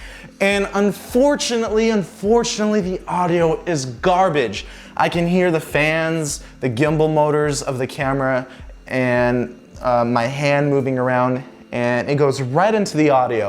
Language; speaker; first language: English; native; English